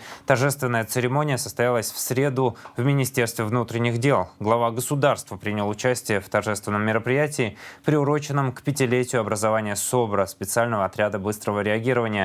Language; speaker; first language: Russian; native; Russian